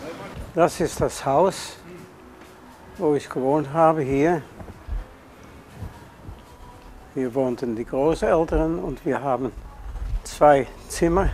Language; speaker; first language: German; non-native, fluent; Dutch